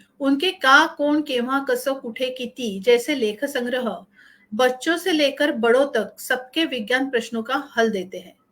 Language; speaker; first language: Hindi; non-native, local second language; Marathi